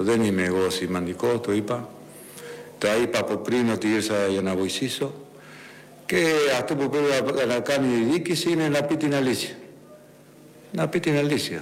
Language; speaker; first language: Greek; non-native, learner; Spanish